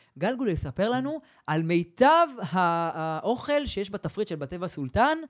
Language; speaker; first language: Hebrew; early bilingual, other home language; English